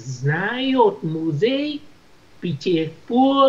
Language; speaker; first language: Russian; non-native, learner; Vietnamese